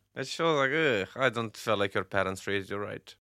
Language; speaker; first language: English; non-native, fluent; Romanian